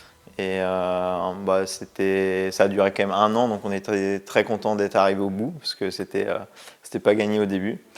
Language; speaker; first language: French; native; French